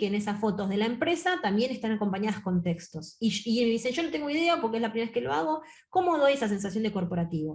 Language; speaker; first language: Spanish; native; Spanish